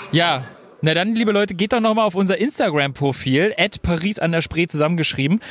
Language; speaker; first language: German; native; German